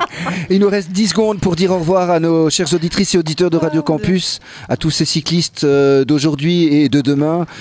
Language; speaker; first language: French; native; French